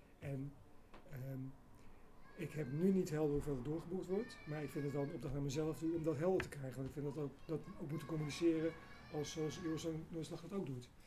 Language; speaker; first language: Dutch; native; Dutch